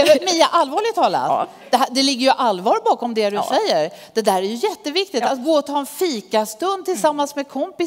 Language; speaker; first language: Swedish; native; Swedish